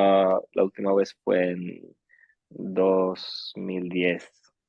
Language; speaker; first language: Spanish; early bilingual, heritage; Swedish